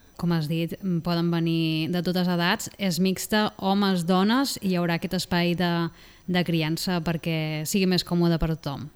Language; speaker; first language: Catalan; native; Catalan